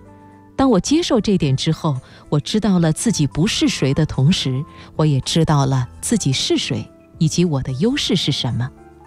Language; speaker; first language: Chinese; native; Chinese